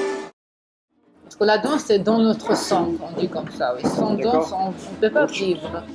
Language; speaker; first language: French; non-native, learner; Georgian